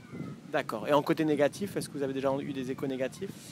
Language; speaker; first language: French; native; French